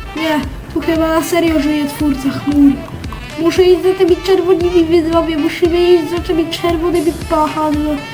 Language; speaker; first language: Polish; native; Polish